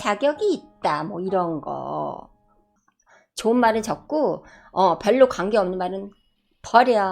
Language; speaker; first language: Korean; native; Korean